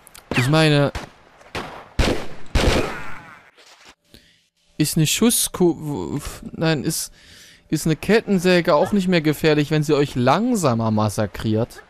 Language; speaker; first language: German; native; German